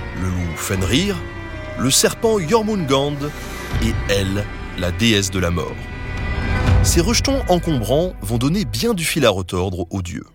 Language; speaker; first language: French; native; French